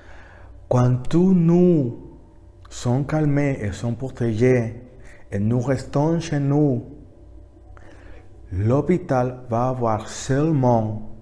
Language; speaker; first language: French; non-native, learner; Spanish